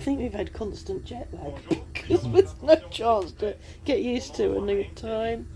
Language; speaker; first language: English; native; English